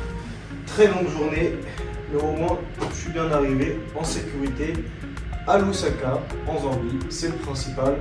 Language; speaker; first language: French; native; French